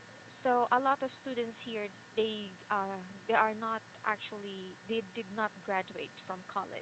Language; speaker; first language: English; non-native, fluent; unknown